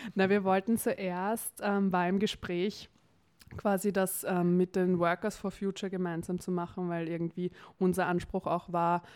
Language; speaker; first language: German; native; German